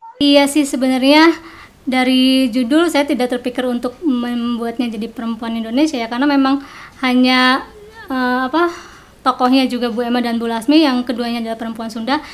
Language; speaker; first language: Indonesian; non-native, local second language; Sundanese